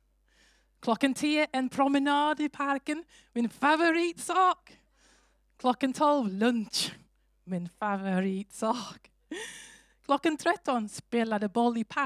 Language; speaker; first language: Swedish; non-native, fluent; English